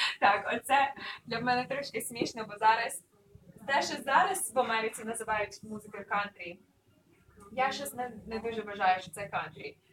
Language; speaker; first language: Ukrainian; early bilingual, other home language; English